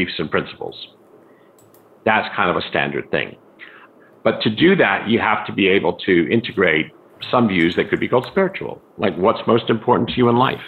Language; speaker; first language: English; native; English